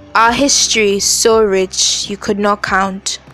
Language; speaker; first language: English; non-native, local second language; Yoruba